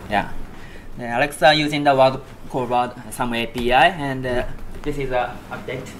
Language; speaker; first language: English; non-native, learner; Japanese